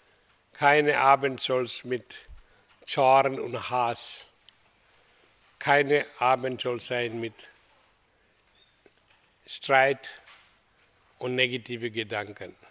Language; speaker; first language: German; non-native, fluent; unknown